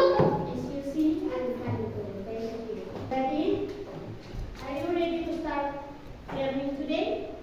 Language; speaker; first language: English; non-native, learner; Indonesian